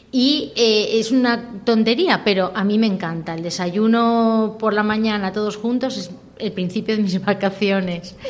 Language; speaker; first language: Spanish; non-native, local second language; Catalan